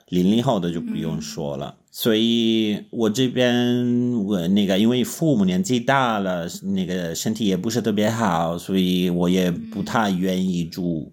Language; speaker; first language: Chinese; non-native, fluent; Italian